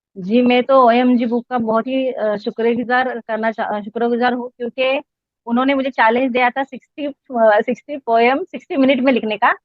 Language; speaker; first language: Hindi; non-native, local second language; Marathi